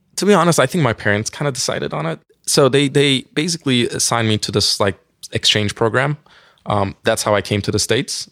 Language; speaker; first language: English; non-native, fluent; Turkish